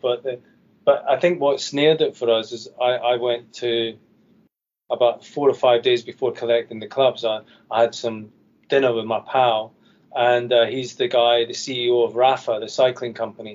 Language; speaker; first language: English; native; English